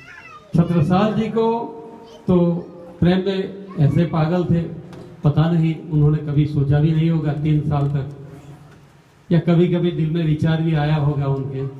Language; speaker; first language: Hindi; non-native, local second language; Gujarati